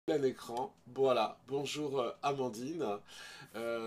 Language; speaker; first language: French; native; French